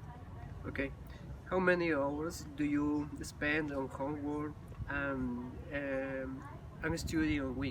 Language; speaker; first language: English; non-native, learner; Spanish